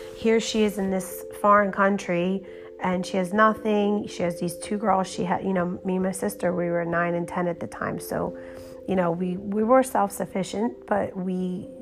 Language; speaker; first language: English; early bilingual, other home language; Romanian